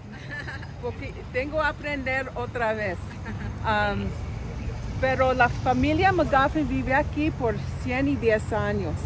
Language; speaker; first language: Spanish; non-native, learner; English